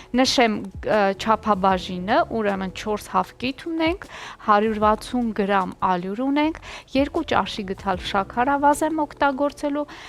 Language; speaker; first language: Armenian; native; Armenian